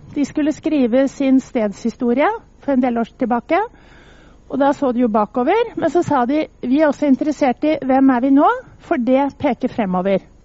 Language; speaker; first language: Norwegian; native; Norwegian